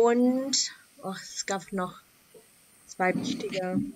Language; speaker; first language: German; non-native, learner; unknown